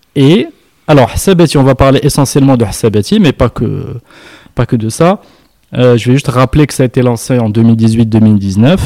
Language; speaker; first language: French; non-native, local second language; Arabic